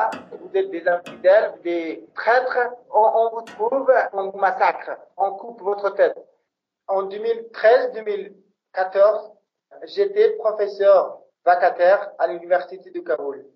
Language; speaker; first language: French; non-native, local second language; Persian